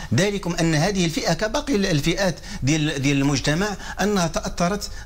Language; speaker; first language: Arabic; non-native, fluent; Spanish